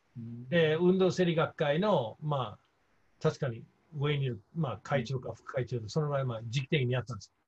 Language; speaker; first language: Japanese; non-native, fluent; English